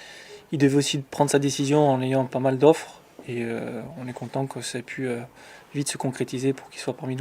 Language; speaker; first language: French; native; French